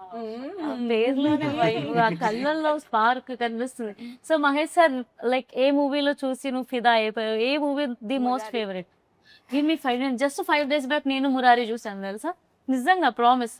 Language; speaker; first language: Telugu; native; Telugu